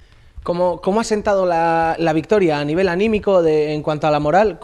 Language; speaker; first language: Spanish; native; Spanish